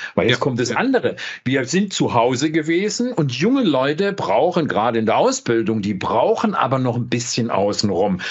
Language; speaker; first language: German; native; German